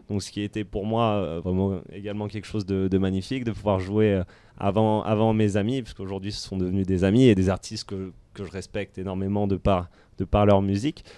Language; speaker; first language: French; native; French